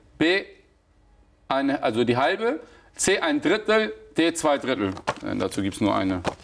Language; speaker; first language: German; early bilingual, other home language; Turkish